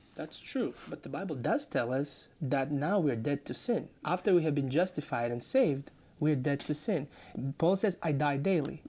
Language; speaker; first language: English; non-native, fluent; Croatian